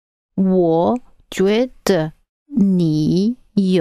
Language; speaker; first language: Chinese; non-native, learner; English